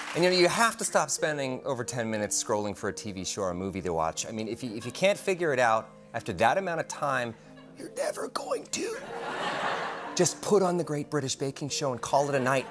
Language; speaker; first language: English; native; English